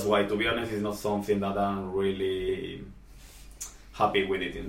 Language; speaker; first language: English; non-native, fluent; Spanish